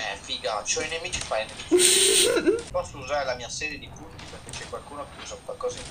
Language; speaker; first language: Italian; native; Italian